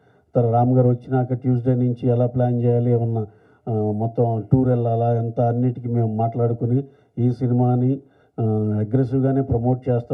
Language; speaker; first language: Telugu; native; Telugu